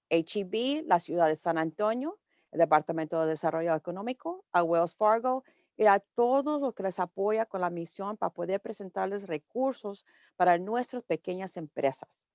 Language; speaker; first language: Spanish; early bilingual, heritage; English